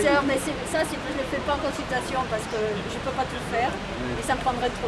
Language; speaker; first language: French; native; French